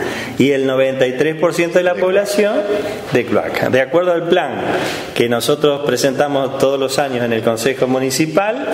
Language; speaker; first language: Spanish; native; Spanish